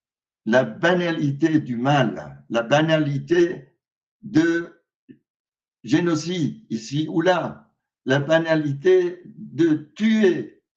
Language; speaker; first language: French; non-native, fluent; Arabic